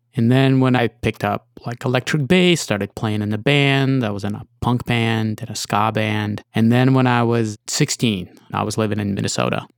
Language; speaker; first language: English; early bilingual, other home language; Russian